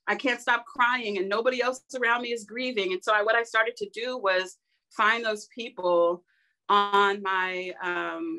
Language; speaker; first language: English; native; English